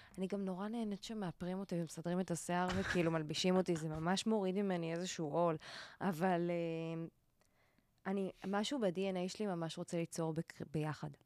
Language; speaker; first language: Hebrew; native; Hebrew